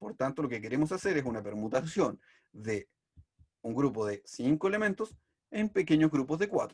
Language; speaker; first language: Spanish; native; Spanish